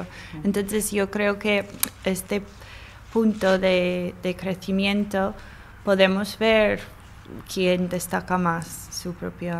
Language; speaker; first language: Spanish; non-native, learner; English